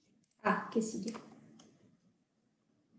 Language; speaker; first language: Spanish; non-native, fluent; French